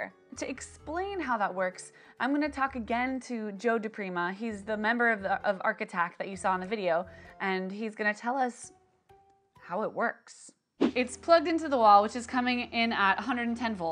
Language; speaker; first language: English; native; English